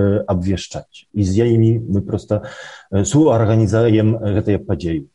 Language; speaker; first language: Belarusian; early bilingual, heritage; Belarusian